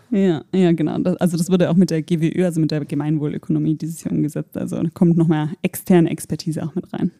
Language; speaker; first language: German; native; German